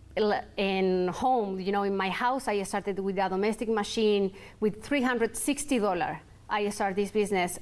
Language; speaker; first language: English; non-native, fluent; Spanish